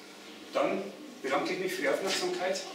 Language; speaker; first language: German; native; German